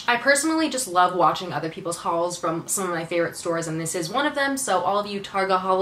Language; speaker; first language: English; native; English